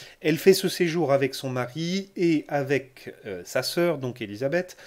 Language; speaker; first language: French; native; French